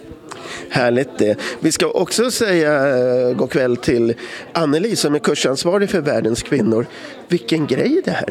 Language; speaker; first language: Swedish; native; Swedish